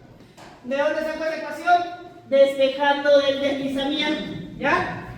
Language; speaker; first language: Spanish; native; Spanish